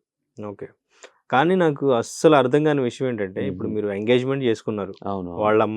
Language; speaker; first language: Telugu; native; Telugu